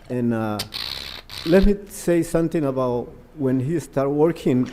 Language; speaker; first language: English; non-native, learner; Spanish